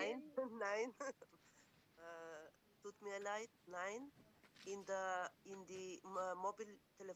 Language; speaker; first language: German; non-native, learner; Macedonian